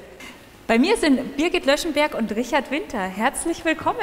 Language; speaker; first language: German; native; German